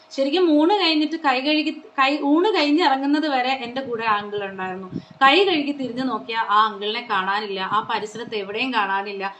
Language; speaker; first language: Malayalam; non-native, local second language; Konkani